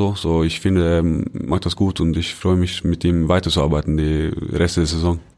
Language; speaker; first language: German; non-native, fluent; Norwegian